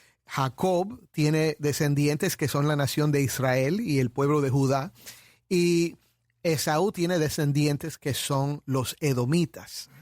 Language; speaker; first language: Spanish; native; Spanish